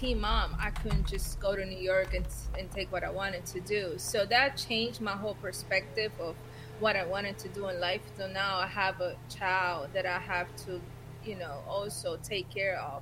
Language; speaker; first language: English; non-native, fluent; Spanish